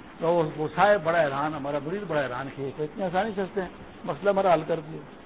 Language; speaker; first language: Urdu; non-native, local second language; Pashto